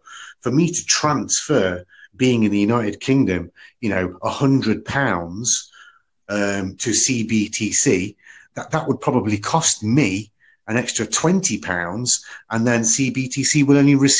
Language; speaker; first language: English; native; English